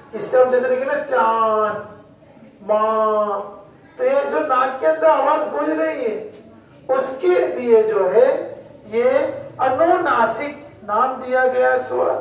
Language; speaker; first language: Hindi; non-native, local second language; Urdu